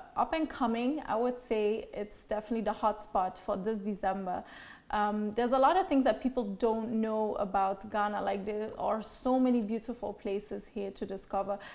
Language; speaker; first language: English; non-native, fluent; Dutch